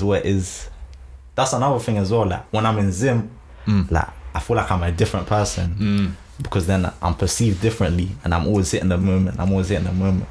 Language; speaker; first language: English; early bilingual, other home language; Shona